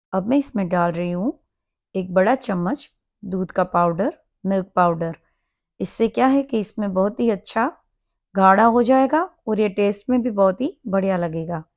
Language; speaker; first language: Hindi; non-native, local second language; Gujarati